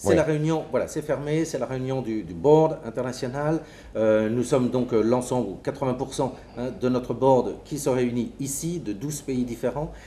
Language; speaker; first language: French; native; French